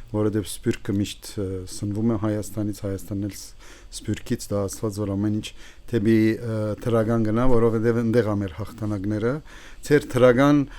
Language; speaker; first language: Armenian; early bilingual, heritage; Armenian